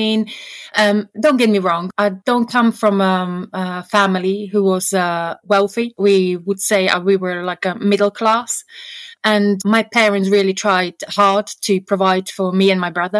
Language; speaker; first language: English; non-native, fluent; Slovak